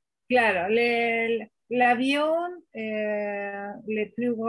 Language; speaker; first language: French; non-native, learner; Spanish